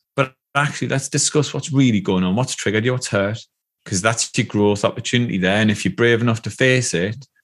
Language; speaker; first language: English; native; English